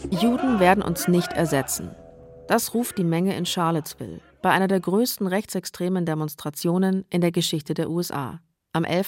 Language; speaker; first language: German; native; German